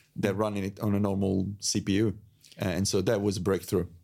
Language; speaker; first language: English; non-native, fluent; Italian